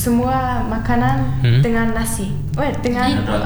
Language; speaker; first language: Indonesian; non-native, learner; Turkmen